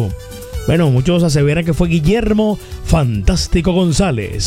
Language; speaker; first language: Spanish; native; Spanish